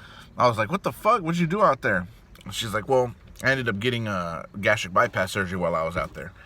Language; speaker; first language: English; native; English